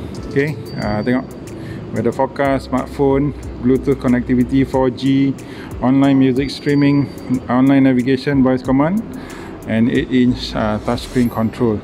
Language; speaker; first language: English; non-native, local second language; Malay